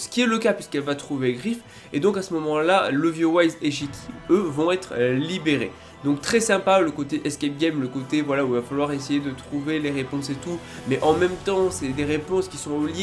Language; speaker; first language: French; native; French